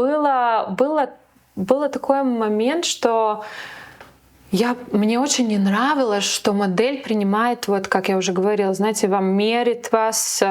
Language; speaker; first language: Russian; non-native, local second language; Latvian